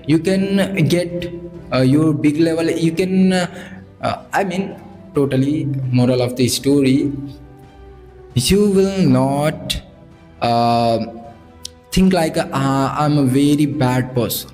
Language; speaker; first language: English; non-native, learner; Bhojpuri